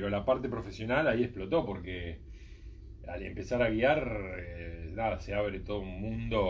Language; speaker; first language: Spanish; native; Spanish